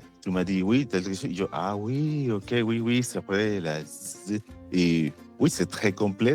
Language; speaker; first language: French; non-native, learner; Spanish